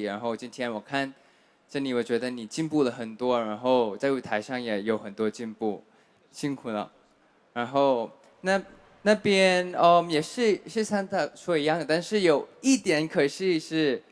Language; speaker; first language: Chinese; non-native, fluent; Thai